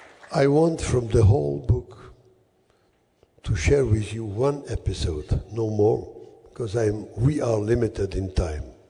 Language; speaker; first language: English; non-native, fluent; Yiddish